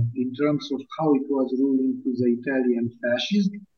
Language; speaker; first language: English; non-native, fluent; Romanian